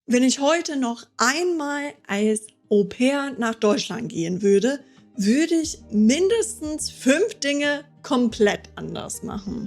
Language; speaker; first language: German; non-native, fluent; English